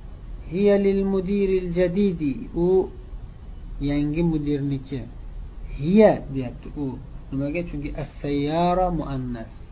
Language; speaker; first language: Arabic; non-native, fluent; Uzbek